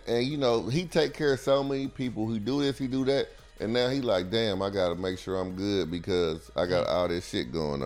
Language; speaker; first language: English; native; English